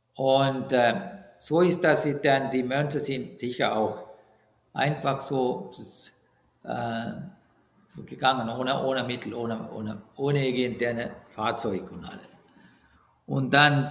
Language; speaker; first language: German; non-native, learner; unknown